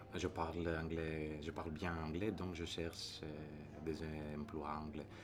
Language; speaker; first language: French; non-native, learner; Greek